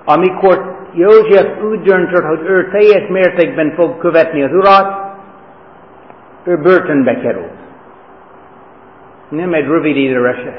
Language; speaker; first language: Hungarian; non-native, fluent; English